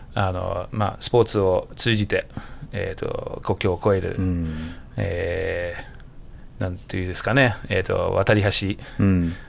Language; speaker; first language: Japanese; non-native, fluent; English